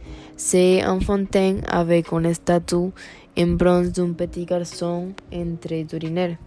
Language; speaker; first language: French; non-native, learner; Spanish